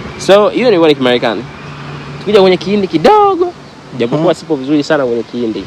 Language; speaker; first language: Swahili; native; Swahili